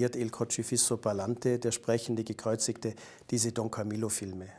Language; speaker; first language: German; native; German